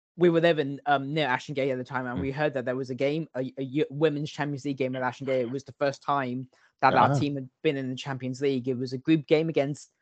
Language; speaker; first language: English; native; English